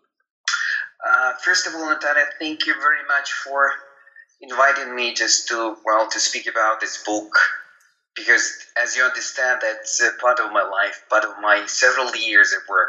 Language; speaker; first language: English; non-native, fluent; Ukrainian